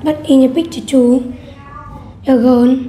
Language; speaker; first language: English; non-native, learner; Vietnamese